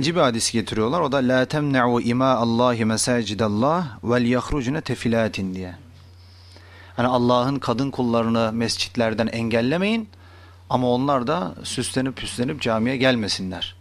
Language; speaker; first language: Turkish; native; Turkish